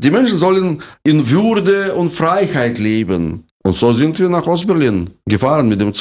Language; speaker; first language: German; non-native, fluent; Russian